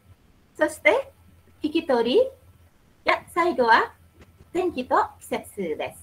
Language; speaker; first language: Japanese; non-native, fluent; Balinese